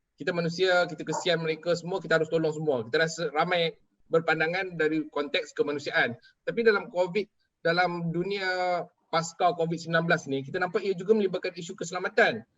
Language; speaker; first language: Malay; native; Malay